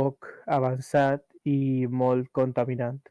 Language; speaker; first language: Catalan; early bilingual, other home language; Urdu